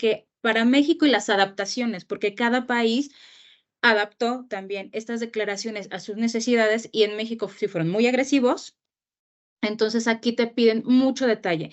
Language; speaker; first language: Spanish; native; Spanish